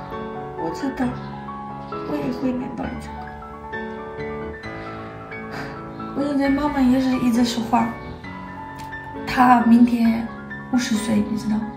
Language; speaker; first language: Chinese; non-native, learner; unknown